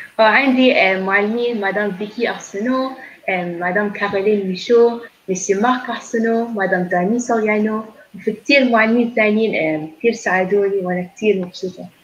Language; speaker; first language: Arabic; early bilingual, heritage; Arabic